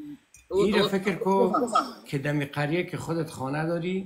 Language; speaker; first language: Persian; native; Persian